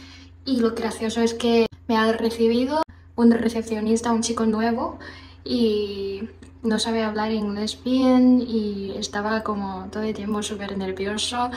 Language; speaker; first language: Spanish; non-native, fluent; Chinese